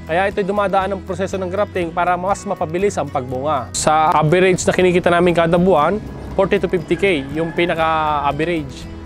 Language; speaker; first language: Filipino; native; Filipino